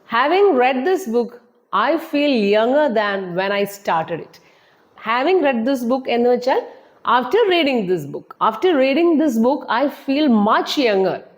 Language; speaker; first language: English; non-native, local second language; Malayalam